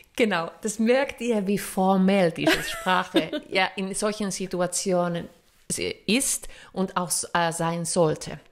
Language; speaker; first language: German; non-native, fluent; Finnish